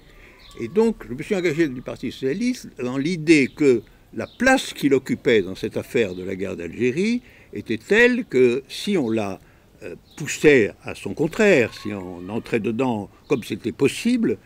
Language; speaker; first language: French; native; French